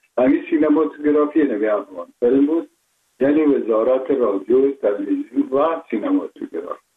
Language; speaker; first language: Persian; native; Persian